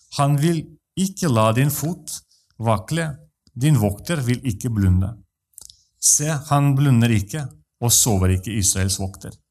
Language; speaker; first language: Norwegian; non-native, fluent; Russian